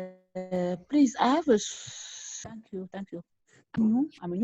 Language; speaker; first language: English; non-native, learner; French